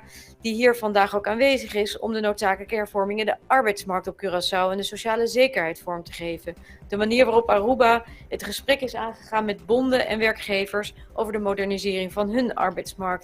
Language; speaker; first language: Dutch; native; Dutch